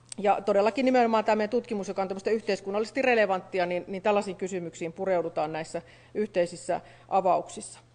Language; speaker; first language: Finnish; native; Finnish